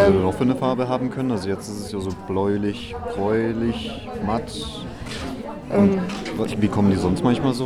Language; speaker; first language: German; native; German